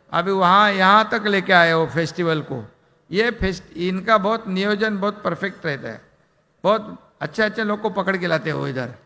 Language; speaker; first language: Hindi; non-native, local second language; Marathi